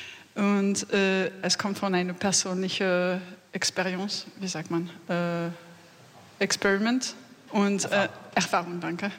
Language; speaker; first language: German; non-native, learner; French